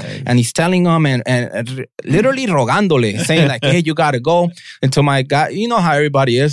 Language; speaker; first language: English; native; English